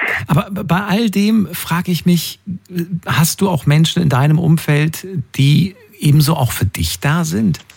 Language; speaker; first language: German; native; German